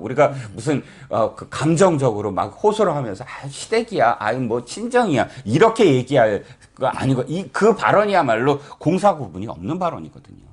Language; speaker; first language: Korean; native; Korean